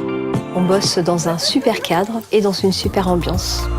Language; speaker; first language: French; native; French